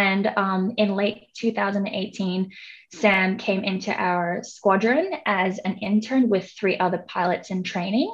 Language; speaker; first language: English; non-native, local second language; Cantonese